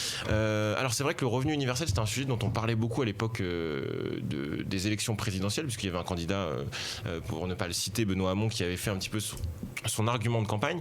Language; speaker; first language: French; native; French